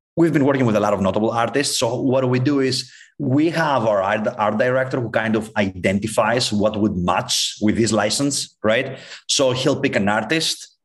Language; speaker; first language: English; non-native, fluent; Greek